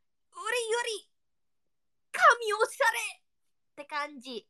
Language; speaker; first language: Japanese; non-native, learner; Indonesian